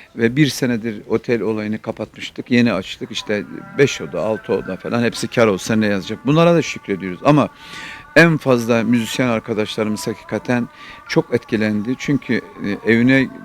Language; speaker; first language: Turkish; native; Turkish